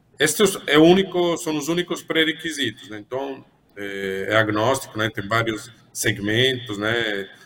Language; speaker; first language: Portuguese; non-native, fluent; Italian